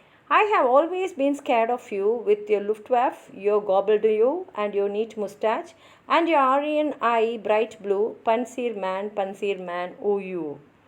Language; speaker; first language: English; non-native, local second language; Tamil